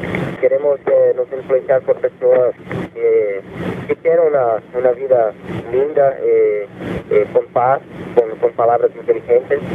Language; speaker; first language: Spanish; non-native, fluent; Portuguese